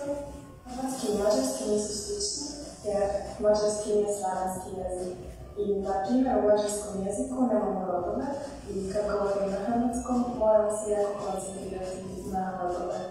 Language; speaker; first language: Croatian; non-native, learner; Hungarian